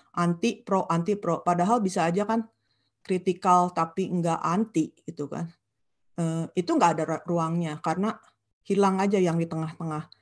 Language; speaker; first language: Indonesian; non-native, local second language; Sundanese